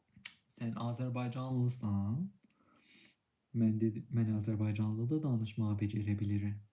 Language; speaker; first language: Turkish; non-native, fluent; Persian